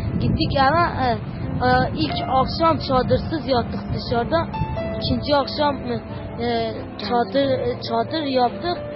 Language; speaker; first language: Turkish; non-native, local second language; Kurdish